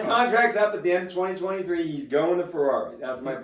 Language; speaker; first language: English; native; English